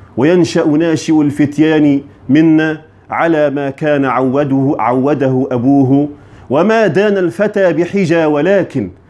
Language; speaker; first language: Arabic; native; Arabic